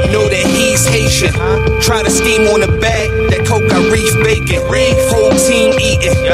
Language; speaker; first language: English; native; English